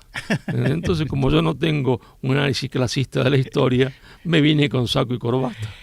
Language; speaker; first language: Spanish; native; Spanish